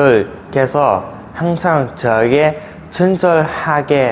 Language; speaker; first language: Korean; non-native, learner; Vietnamese